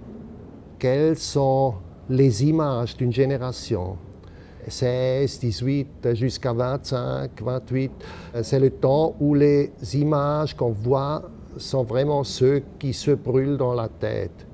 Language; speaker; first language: French; non-native, local second language; German